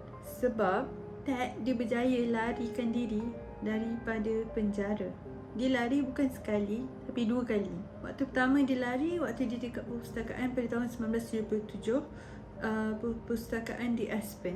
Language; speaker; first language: Malay; native; Malay